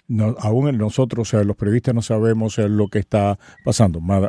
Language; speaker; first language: Spanish; native; Spanish